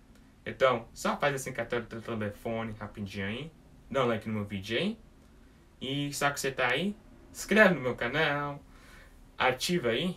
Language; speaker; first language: Portuguese; early bilingual, heritage; English